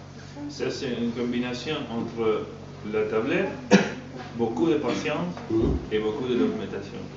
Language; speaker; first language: French; non-native, fluent; Spanish